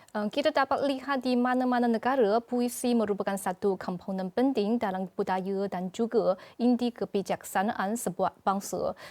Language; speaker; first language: Malay; non-native, fluent; Chinese